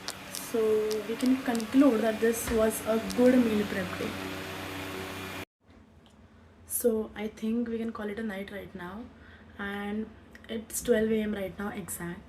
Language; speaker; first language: English; non-native, local second language; Hindi